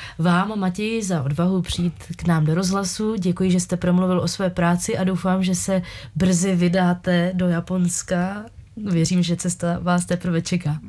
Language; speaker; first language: Czech; native; Czech